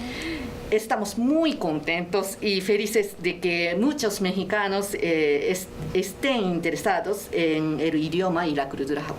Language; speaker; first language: Spanish; non-native, learner; Japanese